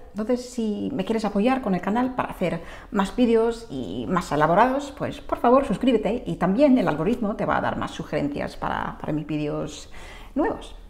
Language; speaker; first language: Spanish; non-native, fluent; English